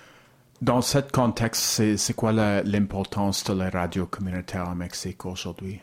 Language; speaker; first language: French; non-native, learner; English